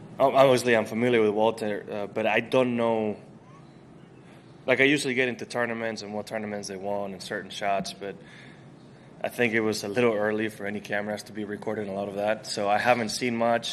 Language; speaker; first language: English; non-native, fluent; Spanish